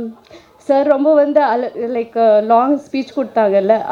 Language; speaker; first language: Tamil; non-native, learner; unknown